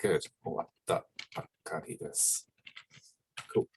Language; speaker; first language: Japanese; non-native, fluent; English